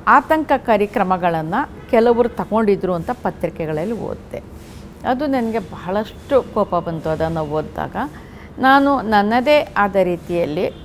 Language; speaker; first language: Kannada; non-native, local second language; Urdu